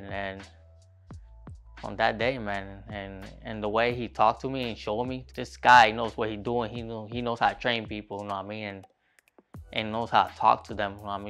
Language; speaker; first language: English; non-native, fluent; Spanish